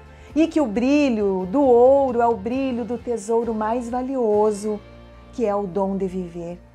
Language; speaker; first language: Portuguese; native; Portuguese